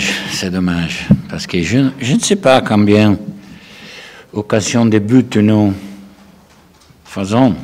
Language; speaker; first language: French; non-native, learner; Italian